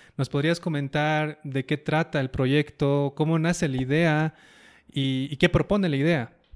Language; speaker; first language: Spanish; native; Spanish